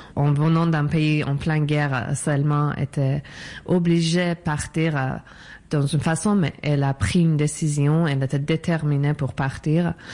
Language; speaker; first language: French; non-native, fluent; Persian